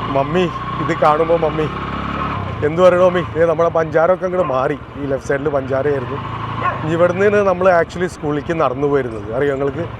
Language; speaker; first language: Malayalam; early bilingual, heritage; Malayalam